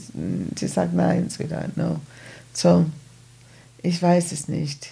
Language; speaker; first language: German; non-native, fluent; English